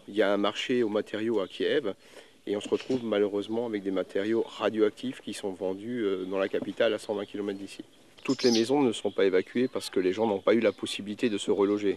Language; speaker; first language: French; native; French